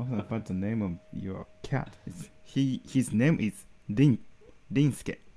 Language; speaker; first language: English; non-native, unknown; Japanese